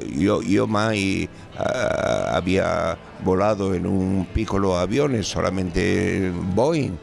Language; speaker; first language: Italian; non-native, learner; Spanish